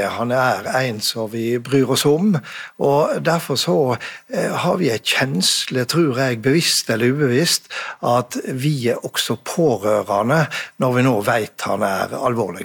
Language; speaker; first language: Norwegian; native; Norwegian